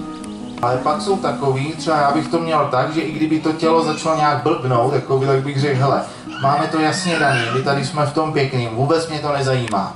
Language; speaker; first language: Czech; native; Czech